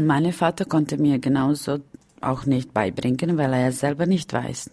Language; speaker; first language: German; non-native, fluent; Romany